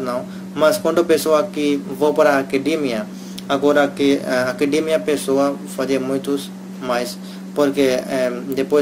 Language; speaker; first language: Portuguese; non-native, learner; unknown